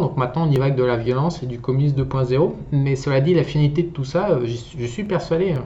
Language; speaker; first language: French; native; French